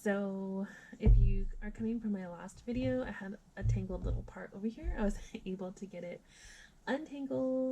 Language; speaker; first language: English; native; English